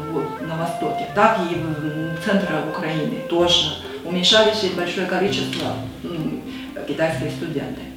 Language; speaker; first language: Russian; non-native, fluent; Chinese